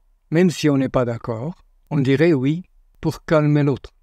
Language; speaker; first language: French; non-native, fluent; Japanese